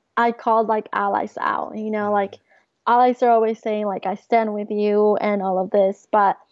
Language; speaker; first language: English; early bilingual, other home language; Spanish